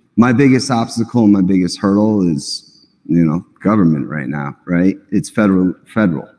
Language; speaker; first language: English; native; English